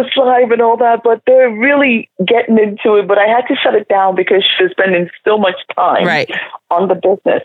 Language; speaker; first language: English; non-native, local second language; Igbo